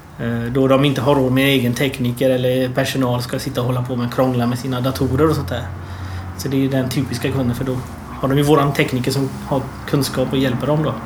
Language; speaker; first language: Swedish; early bilingual, other home language; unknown